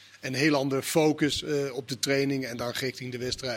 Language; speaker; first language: Dutch; non-native, fluent; Danish